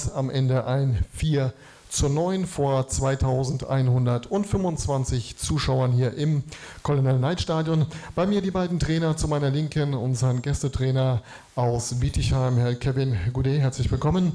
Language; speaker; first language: German; native; German